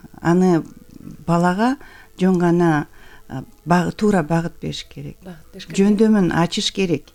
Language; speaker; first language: Kyrgyz; native; Kyrgyz